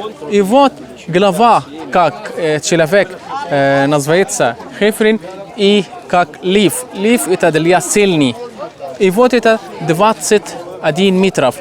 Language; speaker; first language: Russian; non-native, learner; Arabic